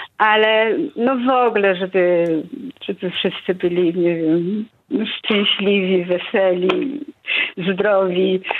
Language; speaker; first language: Polish; early bilingual, heritage; Polish